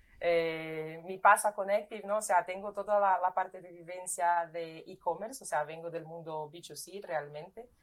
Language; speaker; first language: Spanish; non-native, fluent; Portuguese